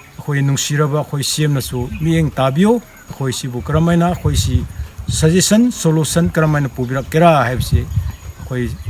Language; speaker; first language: Manipuri; non-native, local second language; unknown